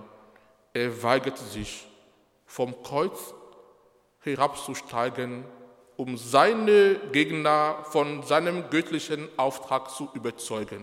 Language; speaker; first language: German; non-native, fluent; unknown